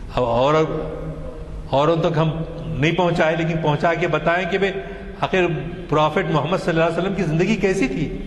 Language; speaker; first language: Urdu; native; Urdu